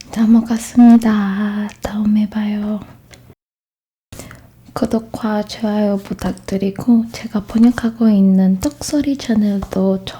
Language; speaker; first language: Korean; non-native, learner; French